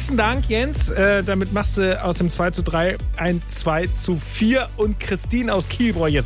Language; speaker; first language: German; native; German